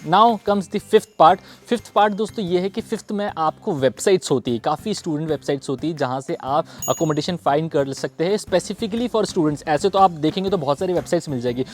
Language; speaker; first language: Hindi; native; Hindi